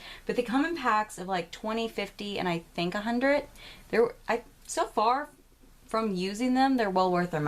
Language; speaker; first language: English; native; English